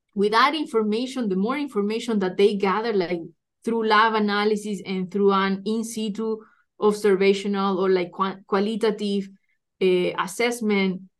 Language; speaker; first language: English; non-native, fluent; Spanish